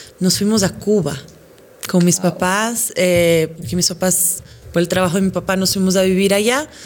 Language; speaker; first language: Spanish; non-native, fluent; Portuguese